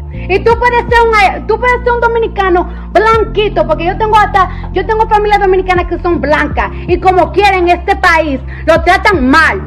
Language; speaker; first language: Spanish; early bilingual, heritage; Spanish